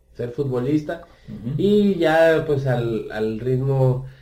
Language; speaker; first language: Spanish; native; Spanish